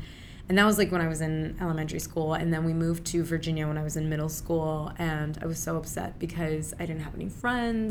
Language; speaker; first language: English; early bilingual, other home language; Urdu